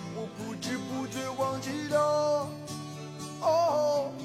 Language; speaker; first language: Chinese; non-native, fluent; English